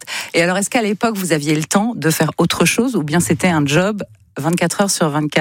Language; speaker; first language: French; native; French